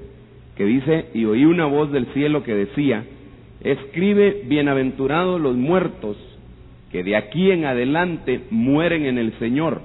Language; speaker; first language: Spanish; native; Spanish